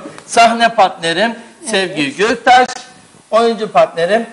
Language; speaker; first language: Turkish; native; Turkish